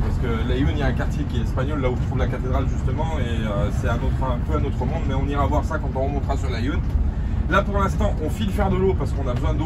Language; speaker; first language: French; native; French